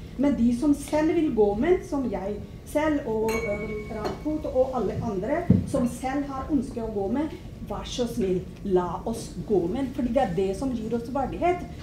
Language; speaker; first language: Norwegian; non-native, fluent; Punjabi